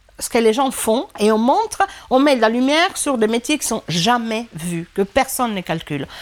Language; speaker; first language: French; non-native, fluent; Italian